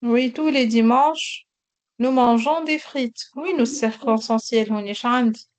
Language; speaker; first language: French; non-native, local second language; Arabic